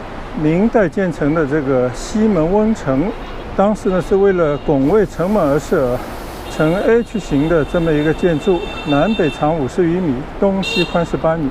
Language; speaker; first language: Chinese; non-native, local second language; Cantonese